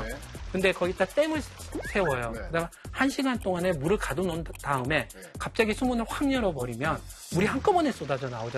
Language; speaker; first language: Korean; native; Korean